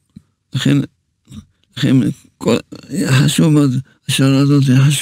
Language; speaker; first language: Hebrew; early bilingual, other home language; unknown